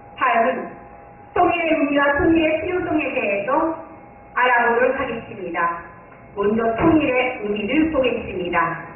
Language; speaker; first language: Korean; non-native, fluent; Japanese